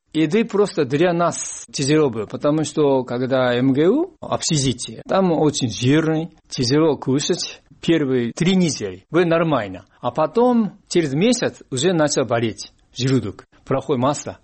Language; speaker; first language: Russian; non-native, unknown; Japanese